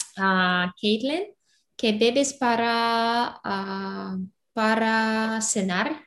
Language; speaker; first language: Spanish; non-native, learner; English